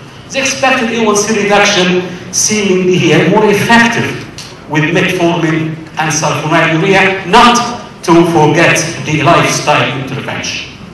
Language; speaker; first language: English; non-native, fluent; Arabic